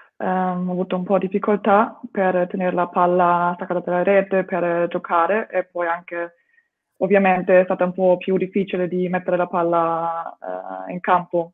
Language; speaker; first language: Italian; non-native, fluent; German